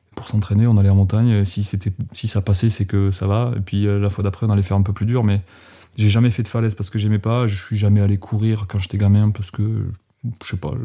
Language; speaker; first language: French; native; French